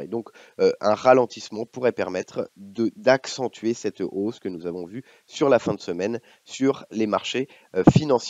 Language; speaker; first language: French; native; French